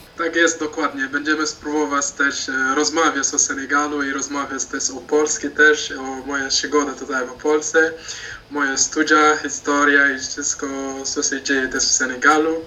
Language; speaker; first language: Polish; non-native, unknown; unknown